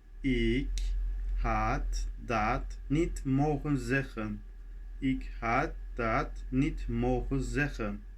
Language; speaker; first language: Dutch; non-native, fluent; Turkish